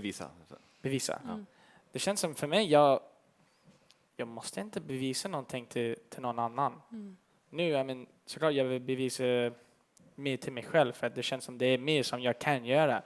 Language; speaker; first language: Swedish; early bilingual, heritage; English